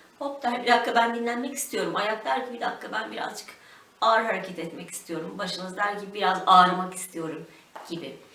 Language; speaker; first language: Turkish; native; Turkish